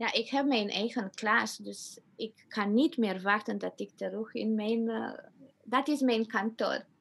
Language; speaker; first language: Dutch; non-native, fluent; Romanian